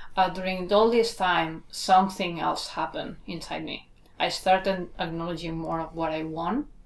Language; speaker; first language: English; non-native, fluent; Spanish